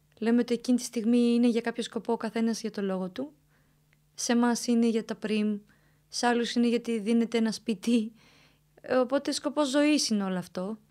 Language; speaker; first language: Greek; early bilingual, other home language; Romanian